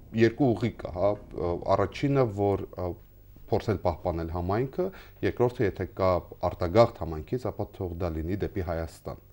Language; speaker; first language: Armenian; native; Armenian